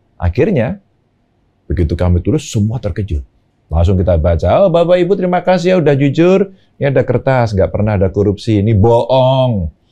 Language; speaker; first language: Indonesian; non-native, local second language; Javanese